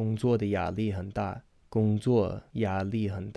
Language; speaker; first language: Chinese; non-native, fluent; English